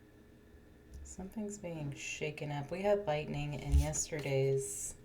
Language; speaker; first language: English; native; English